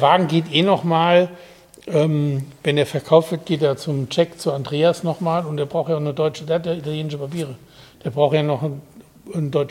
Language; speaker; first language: German; native; German